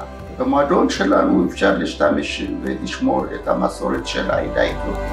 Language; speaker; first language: Hebrew; non-native, fluent; Amharic